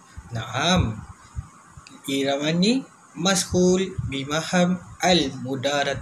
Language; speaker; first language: Arabic; non-native, learner; Malay